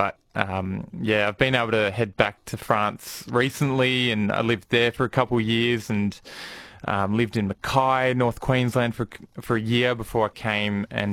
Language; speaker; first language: English; native; English